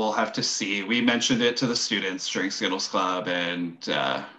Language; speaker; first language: English; non-native, fluent; French